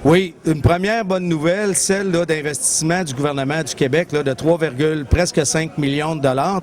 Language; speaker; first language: French; native; French